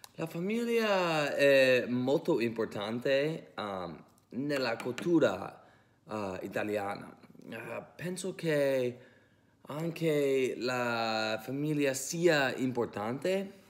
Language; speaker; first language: Italian; early bilingual, heritage; English